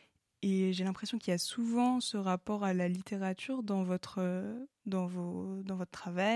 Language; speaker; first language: French; native; French